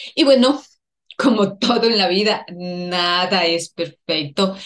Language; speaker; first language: Spanish; native; Spanish